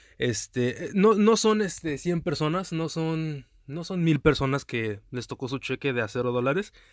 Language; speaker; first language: Spanish; early bilingual, heritage; Spanish